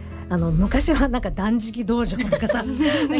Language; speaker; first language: Japanese; native; Japanese